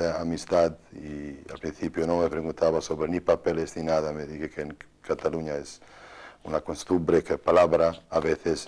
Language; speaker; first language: Spanish; non-native, fluent; Bosnian